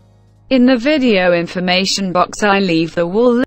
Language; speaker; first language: English; non-native, learner; Spanish